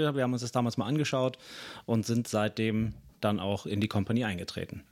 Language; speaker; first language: German; native; German